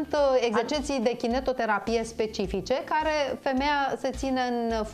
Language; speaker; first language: Romanian; native; Romanian